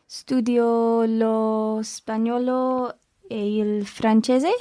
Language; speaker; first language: Italian; non-native, learner; English